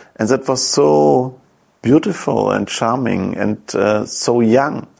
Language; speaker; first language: English; non-native, fluent; German